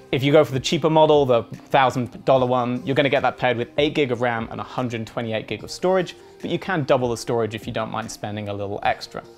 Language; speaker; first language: English; native; English